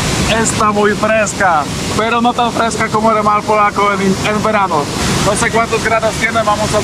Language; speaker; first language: Spanish; non-native, learner; Polish